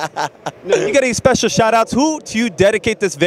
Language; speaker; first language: English; native; English